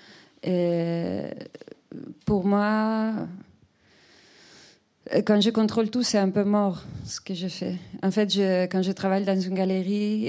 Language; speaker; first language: French; non-native, fluent; Spanish